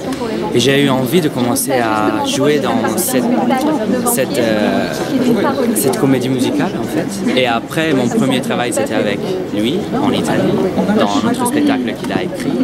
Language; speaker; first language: French; non-native, fluent; Italian